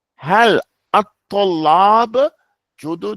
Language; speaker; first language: Arabic; non-native, fluent; English